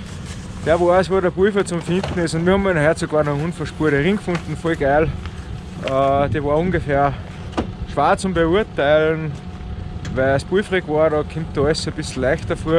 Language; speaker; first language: German; native; German